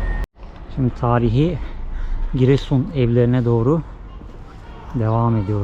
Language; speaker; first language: Turkish; native; Turkish